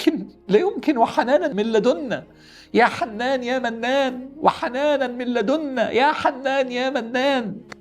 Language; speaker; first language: Arabic; native; Arabic